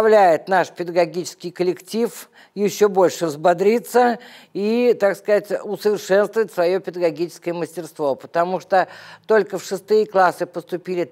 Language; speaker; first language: Russian; native; Russian